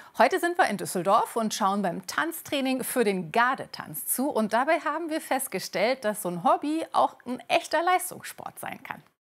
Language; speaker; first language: German; native; German